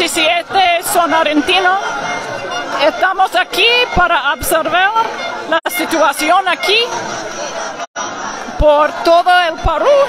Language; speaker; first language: Spanish; non-native, learner; English